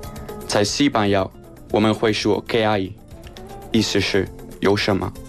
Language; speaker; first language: Chinese; non-native, fluent; Spanish